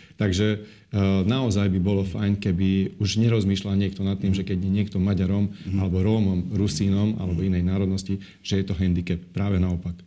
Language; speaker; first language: Slovak; non-native, local second language; Hungarian